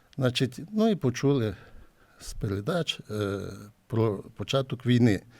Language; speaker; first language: Ukrainian; native; Ukrainian